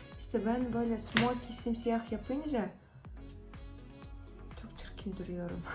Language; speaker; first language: Turkish; non-native, fluent; Russian